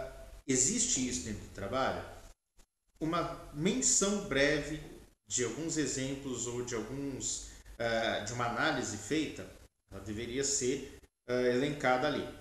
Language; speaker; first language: Portuguese; native; Portuguese